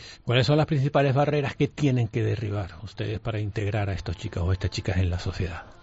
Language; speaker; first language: Spanish; native; Spanish